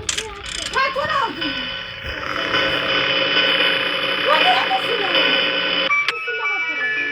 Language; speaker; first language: Turkish; native; Turkish